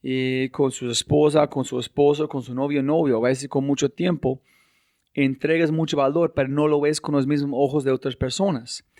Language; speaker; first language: Spanish; non-native, fluent; English